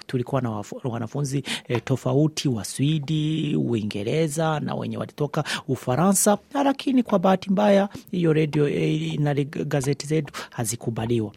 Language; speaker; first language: Swahili; non-native, local second language; Rundi